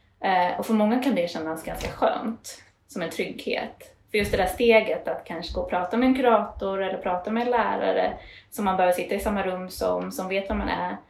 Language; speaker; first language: Swedish; native; Swedish